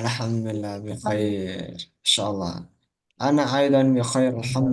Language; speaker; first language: Arabic; non-native, fluent; Indonesian